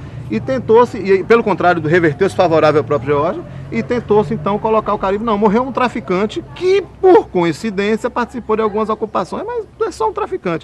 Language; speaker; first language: Portuguese; native; Portuguese